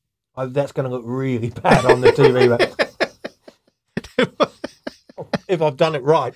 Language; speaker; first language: English; native; English